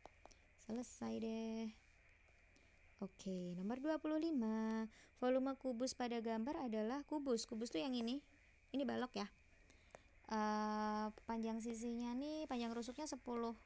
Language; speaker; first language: Indonesian; native; Indonesian